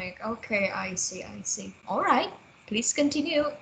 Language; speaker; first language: English; non-native, fluent; Indonesian